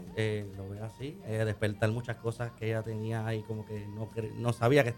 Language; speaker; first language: Spanish; native; Spanish